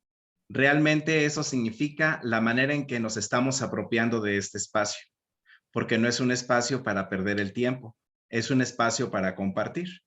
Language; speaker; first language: Spanish; native; Spanish